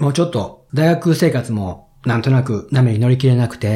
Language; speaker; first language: Japanese; native; Japanese